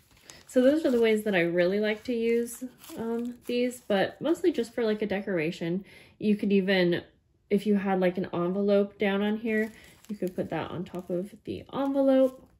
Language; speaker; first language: English; native; English